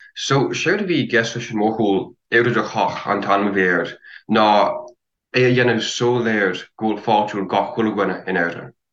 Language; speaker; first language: Irish; non-native, fluent; English